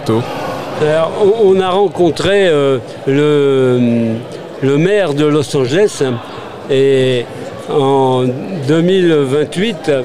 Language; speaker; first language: French; native; French